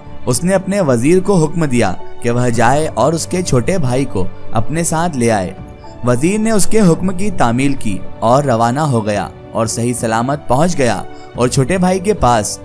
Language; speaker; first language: Hindi; native; Hindi